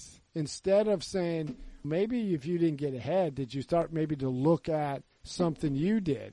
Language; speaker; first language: English; native; English